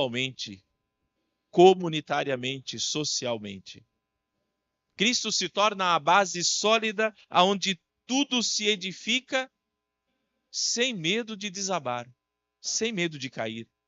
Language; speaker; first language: Portuguese; native; Portuguese